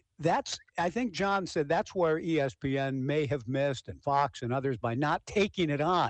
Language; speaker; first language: English; native; English